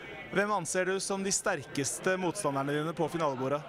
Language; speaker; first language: Norwegian; native; Norwegian